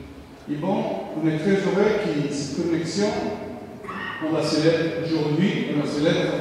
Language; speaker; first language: French; non-native, fluent; Italian